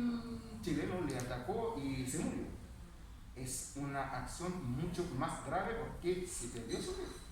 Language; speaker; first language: Spanish; non-native, learner; Haitian Creole